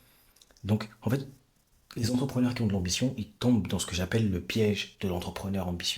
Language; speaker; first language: French; native; French